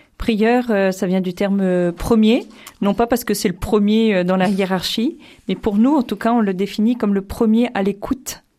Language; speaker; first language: French; native; French